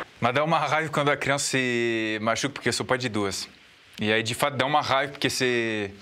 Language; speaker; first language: Portuguese; non-native, fluent; French